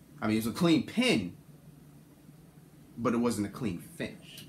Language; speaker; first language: English; native; English